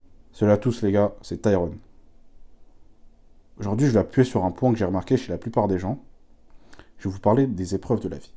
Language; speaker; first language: French; native; French